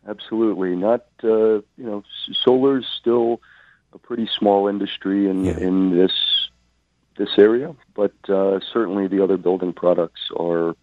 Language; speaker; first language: English; native; English